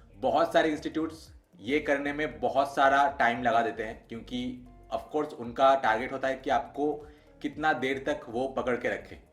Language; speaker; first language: Hindi; native; Hindi